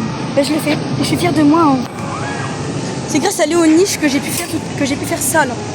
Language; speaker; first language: French; native; French